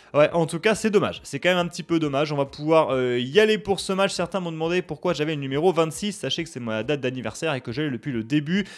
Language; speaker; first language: French; native; French